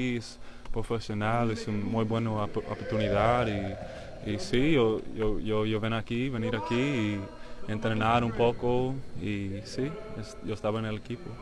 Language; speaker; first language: Spanish; non-native, learner; English